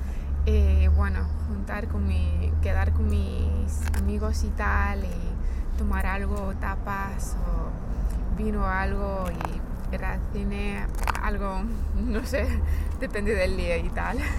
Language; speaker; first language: Spanish; non-native, fluent; English